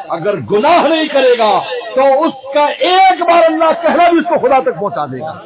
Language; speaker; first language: Urdu; non-native, local second language; Pashto